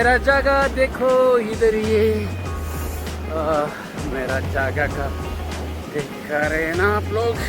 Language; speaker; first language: Hindi; non-native, local second language; Kannada